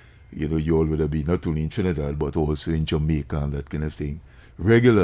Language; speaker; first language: English; native; English